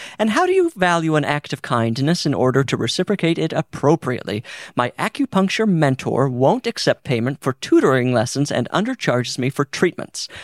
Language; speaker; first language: English; native; English